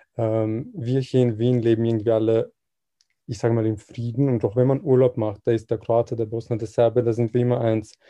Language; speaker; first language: German; early bilingual, other home language; Serbian